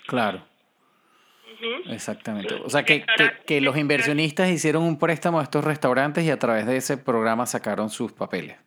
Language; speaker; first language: Spanish; native; Spanish